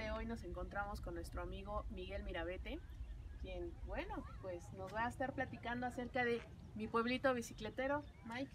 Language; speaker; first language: Spanish; native; Spanish